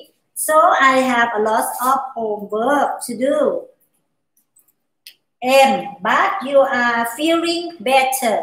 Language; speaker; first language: English; non-native, learner; Thai